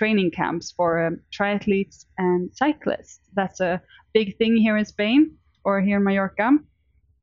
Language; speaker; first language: English; non-native, fluent; Swedish